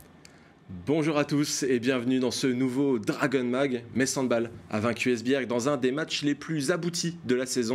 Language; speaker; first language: French; native; French